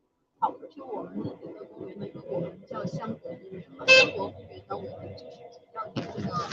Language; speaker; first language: Chinese; native; Chinese